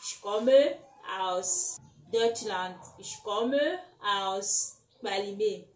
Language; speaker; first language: German; non-native, fluent; French